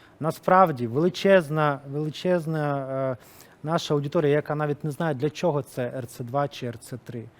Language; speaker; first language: Ukrainian; non-native, local second language; Russian